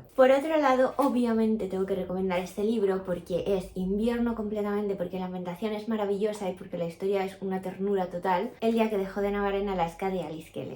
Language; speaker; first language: Spanish; native; Spanish